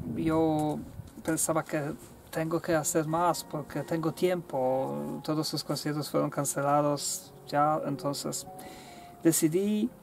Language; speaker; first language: Spanish; non-native, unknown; Polish